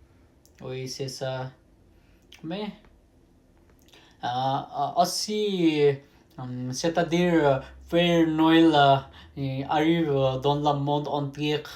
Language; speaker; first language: French; non-native, learner; Nepali